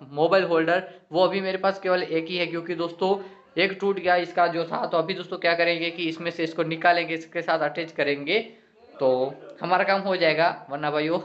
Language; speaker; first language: Hindi; non-native, local second language; Gujarati